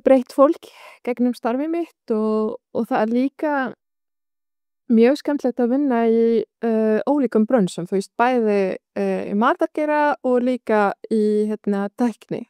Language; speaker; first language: Icelandic; non-native, fluent; Arabic